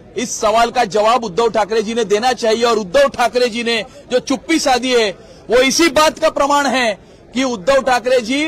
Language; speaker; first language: Hindi; non-native, local second language; Marathi